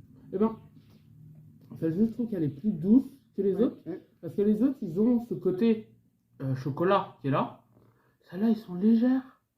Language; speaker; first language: French; native; French